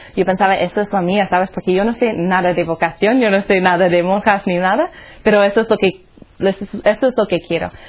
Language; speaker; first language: Spanish; non-native, fluent; English